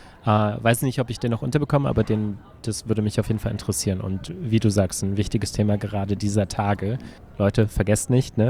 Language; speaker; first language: German; native; German